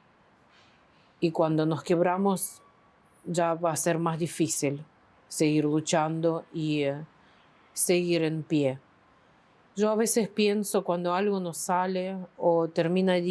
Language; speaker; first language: Spanish; non-native, fluent; Ukrainian